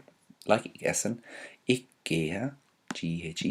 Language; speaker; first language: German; non-native, fluent; English